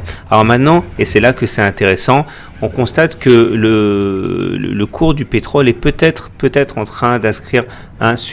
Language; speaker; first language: French; native; French